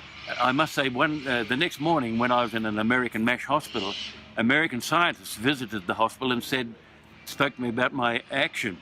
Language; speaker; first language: English; native; English